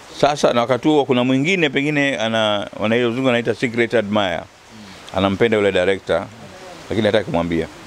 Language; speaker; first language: Swahili; native; Swahili